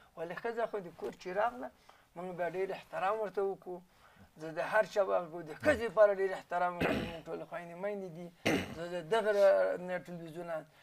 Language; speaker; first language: Pashto; native; Pashto